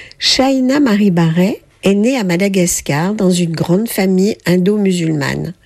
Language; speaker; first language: French; native; French